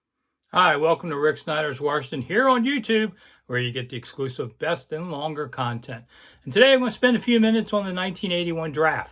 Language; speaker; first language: English; native; English